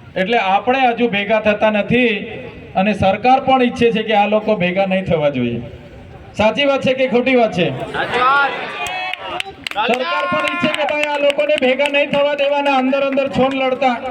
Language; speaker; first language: Gujarati; non-native, local second language; Vasavi